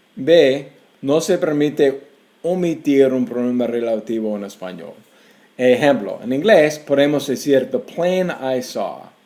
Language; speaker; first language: Spanish; non-native, fluent; English